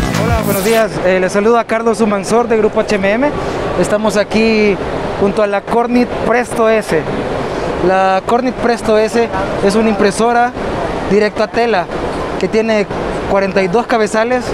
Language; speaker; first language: Spanish; native; Spanish